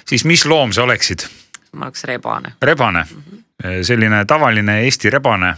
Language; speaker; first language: Estonian; native; Estonian